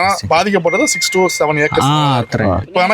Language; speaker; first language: Tamil; native; Tamil